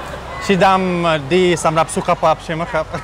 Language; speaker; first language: Thai; non-native, learner; Russian